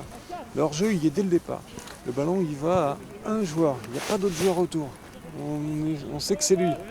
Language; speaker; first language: French; native; French